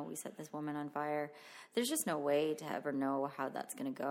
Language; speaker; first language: English; non-native, fluent; Filipino